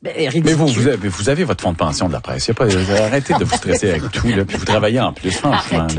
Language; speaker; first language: French; native; French